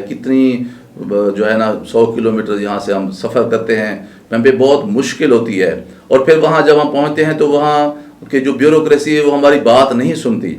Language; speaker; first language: Urdu; non-native, local second language; Saraiki